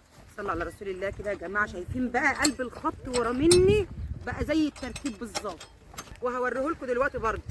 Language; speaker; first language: Arabic; native; Arabic